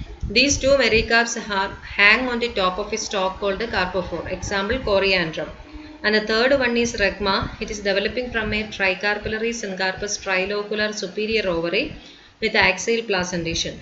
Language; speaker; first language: English; non-native, local second language; Malayalam